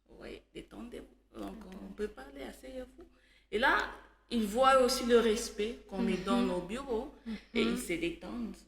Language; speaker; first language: French; non-native, local second language; Swahili